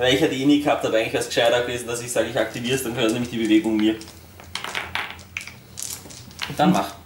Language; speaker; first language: German; native; German